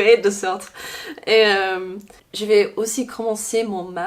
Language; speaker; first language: French; non-native, fluent; English